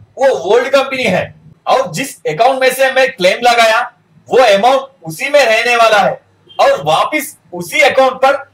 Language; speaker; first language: Hindi; non-native, local second language; Telugu